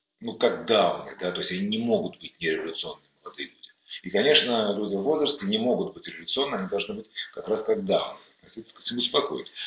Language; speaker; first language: Russian; native; Russian